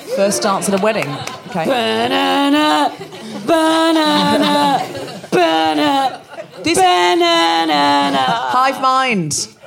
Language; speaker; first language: English; native; English